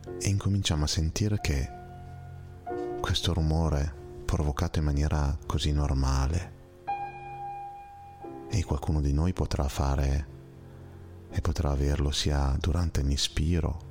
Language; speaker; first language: Italian; native; Italian